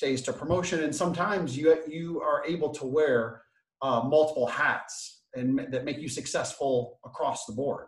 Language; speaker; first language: English; native; English